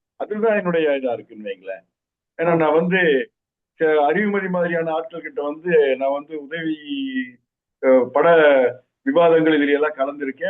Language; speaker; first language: Tamil; native; Tamil